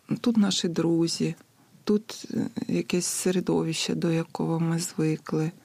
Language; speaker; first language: Ukrainian; non-native, fluent; Lithuanian